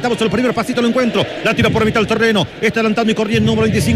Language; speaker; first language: Spanish; native; Spanish